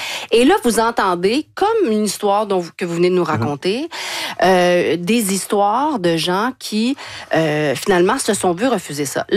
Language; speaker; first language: French; native; French